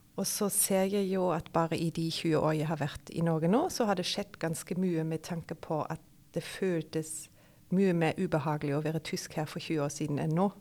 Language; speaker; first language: Norwegian; non-native, fluent; German